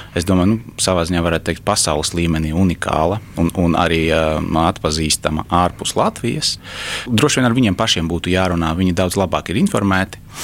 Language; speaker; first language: Latvian; non-native, local second language; Russian